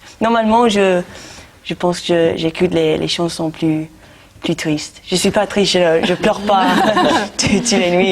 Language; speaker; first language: French; non-native, learner; English